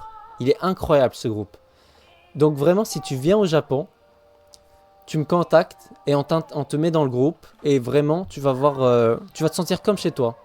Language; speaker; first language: French; native; French